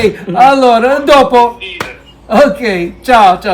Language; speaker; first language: Italian; non-native, fluent; English